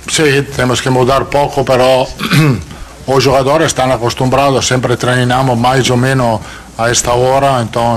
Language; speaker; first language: Portuguese; non-native, learner; Italian